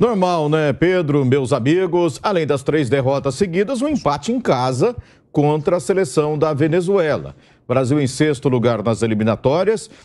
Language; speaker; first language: Portuguese; native; Portuguese